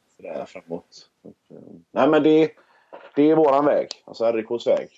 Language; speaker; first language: Swedish; native; Swedish